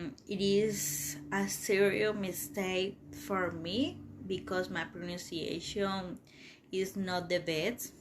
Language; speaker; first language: English; non-native, learner; Spanish